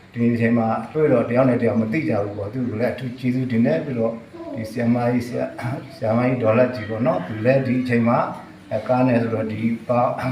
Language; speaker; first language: Burmese; non-native, local second language; Hakha Chin